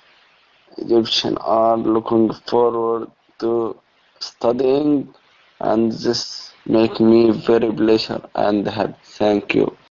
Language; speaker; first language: English; non-native, learner; Arabic